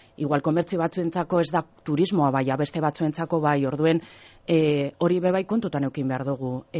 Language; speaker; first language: Basque; native; Basque